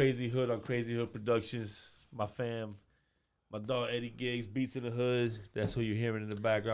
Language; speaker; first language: English; native; English